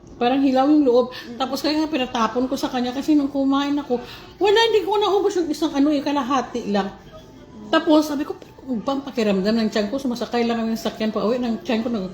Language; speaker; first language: Filipino; non-native, local second language; Hiligaynon